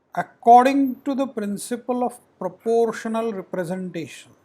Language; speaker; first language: English; non-native, local second language; Marathi